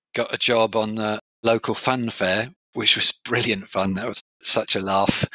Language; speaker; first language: English; native; English